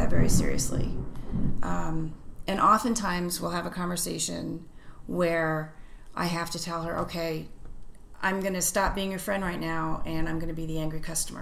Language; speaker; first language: English; native; English